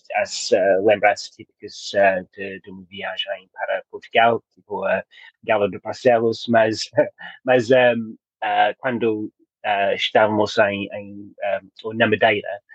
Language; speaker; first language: Portuguese; non-native, learner; English